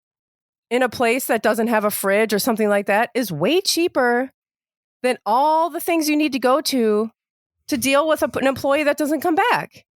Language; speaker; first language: English; native; English